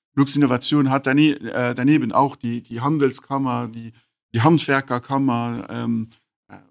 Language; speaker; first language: German; non-native, local second language; Luxembourgish